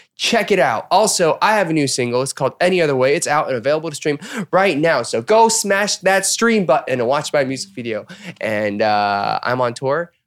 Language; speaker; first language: English; early bilingual, other home language; Korean